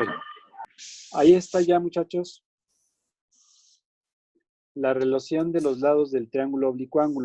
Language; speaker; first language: Spanish; native; Spanish